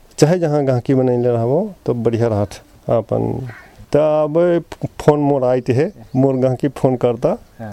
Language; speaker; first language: Hindi; non-native, local second language; Dangaura Tharu